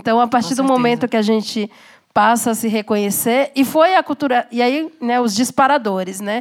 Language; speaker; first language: Portuguese; native; Portuguese